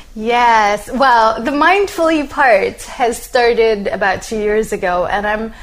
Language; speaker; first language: English; non-native, fluent; Arabic